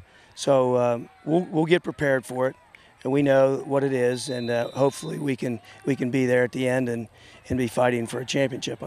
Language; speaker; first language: English; native; English